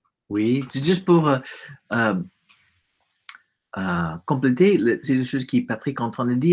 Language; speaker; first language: French; non-native, fluent; English